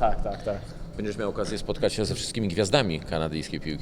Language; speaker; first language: Polish; native; Polish